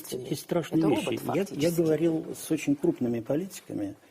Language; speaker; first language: Russian; native; Russian